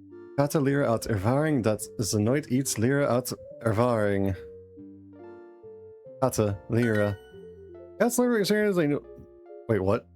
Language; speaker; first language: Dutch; non-native, learner; English